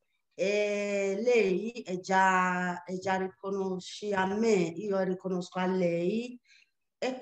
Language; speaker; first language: Italian; non-native, learner; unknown